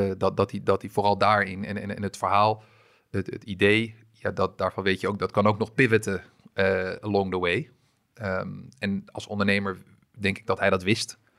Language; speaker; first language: Dutch; early bilingual, other home language; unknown